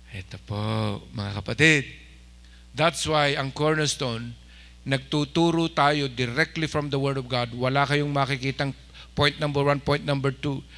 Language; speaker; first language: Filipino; non-native, local second language; Iloko